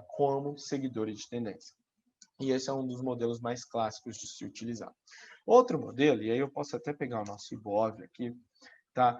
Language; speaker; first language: Portuguese; native; Portuguese